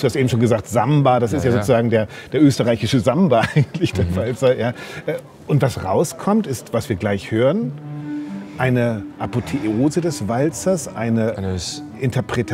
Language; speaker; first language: German; native; German